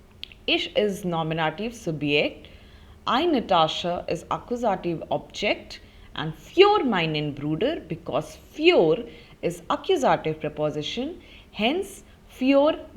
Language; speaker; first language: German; non-native, fluent; Hindi